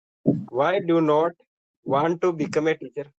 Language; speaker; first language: English; non-native, learner; Hindi